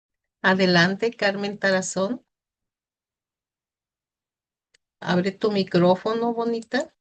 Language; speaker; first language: Spanish; native; Spanish